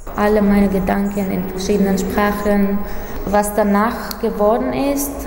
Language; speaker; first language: German; non-native, fluent; Greek